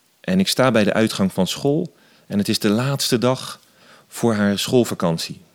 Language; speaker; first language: Dutch; native; Dutch